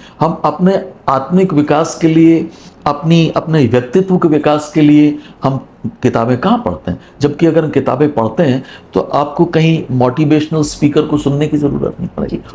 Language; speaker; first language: Hindi; non-native, local second language; Punjabi